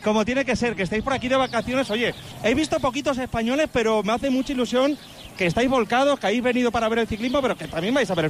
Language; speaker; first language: Spanish; native; Spanish